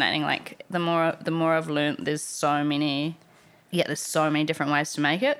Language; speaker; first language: English; native; English